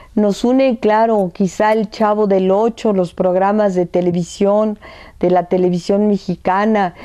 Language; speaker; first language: Spanish; early bilingual, other home language; French